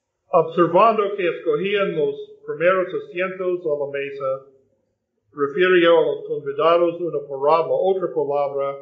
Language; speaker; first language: Spanish; non-native, fluent; English